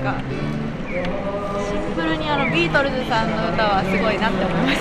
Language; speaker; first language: Japanese; native; Japanese